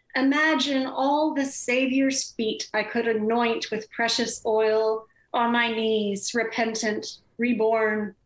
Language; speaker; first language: English; native; English